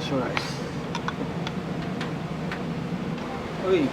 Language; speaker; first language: Japanese; native; Japanese